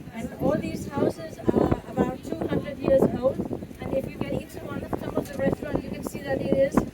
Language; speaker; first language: English; non-native, fluent; Danish